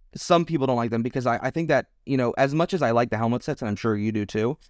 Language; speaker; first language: English; native; English